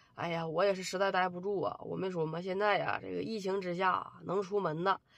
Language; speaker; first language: Chinese; native; Chinese